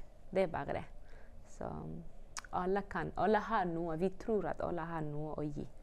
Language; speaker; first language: Norwegian; early bilingual, other home language; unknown